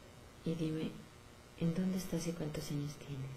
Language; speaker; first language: Spanish; native; Spanish